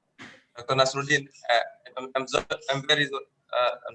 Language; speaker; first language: English; non-native, learner; Indonesian